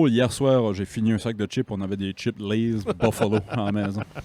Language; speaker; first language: French; native; French